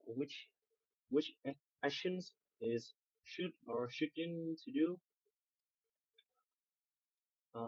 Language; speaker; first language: English; non-native, learner; Vietnamese